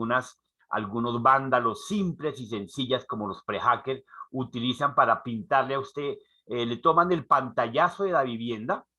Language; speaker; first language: Spanish; native; Spanish